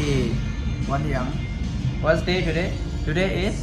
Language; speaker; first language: English; non-native, learner; Shan